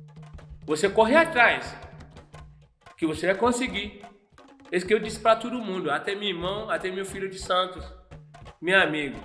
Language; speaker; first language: Portuguese; non-native, learner; Yoruba